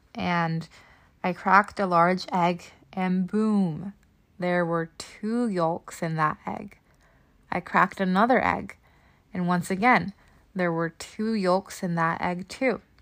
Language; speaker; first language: English; native; English